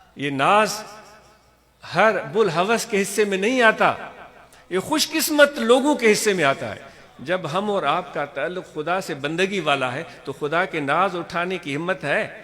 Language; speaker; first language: Urdu; non-native, local second language; Sindhi